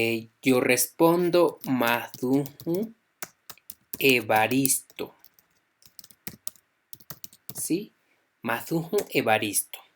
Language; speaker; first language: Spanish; non-native, local second language; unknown